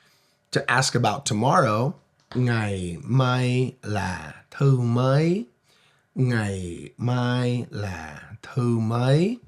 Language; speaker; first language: Vietnamese; non-native, fluent; English